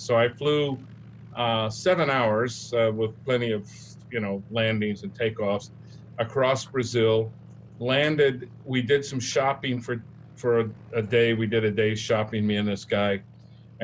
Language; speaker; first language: English; native; English